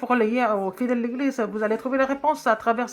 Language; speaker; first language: French; non-native, fluent; Korean